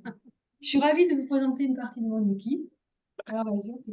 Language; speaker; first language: French; native; French